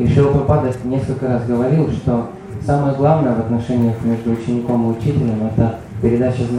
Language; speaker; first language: Russian; native; Russian